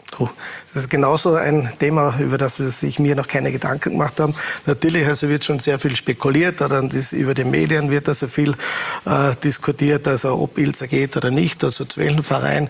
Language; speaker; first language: German; native; German